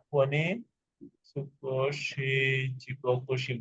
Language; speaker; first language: Japanese; non-native, fluent; Bangla